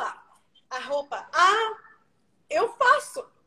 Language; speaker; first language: Portuguese; non-native, learner; Spanish